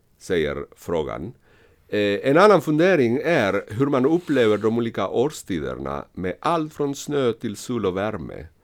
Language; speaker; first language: Swedish; non-native, fluent; Spanish